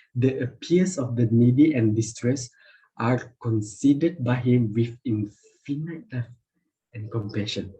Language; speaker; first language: English; non-native, local second language; Malay